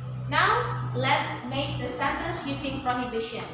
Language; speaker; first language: English; non-native, fluent; Indonesian